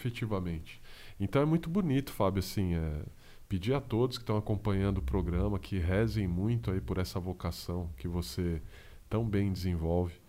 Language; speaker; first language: Portuguese; native; Portuguese